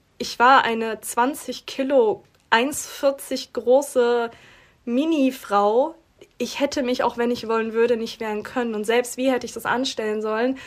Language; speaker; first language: German; early bilingual, other home language; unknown